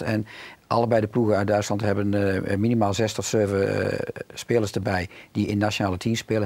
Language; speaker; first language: Dutch; native; Dutch